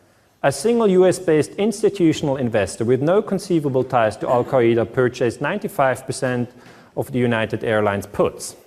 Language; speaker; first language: English; non-native, fluent; German